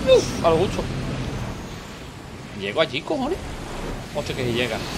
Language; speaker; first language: Spanish; native; Spanish